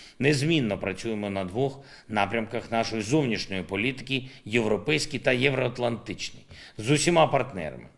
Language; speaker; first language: Ukrainian; non-native, local second language; Russian